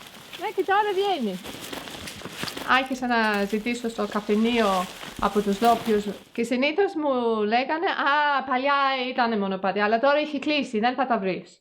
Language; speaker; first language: Greek; non-native, fluent; English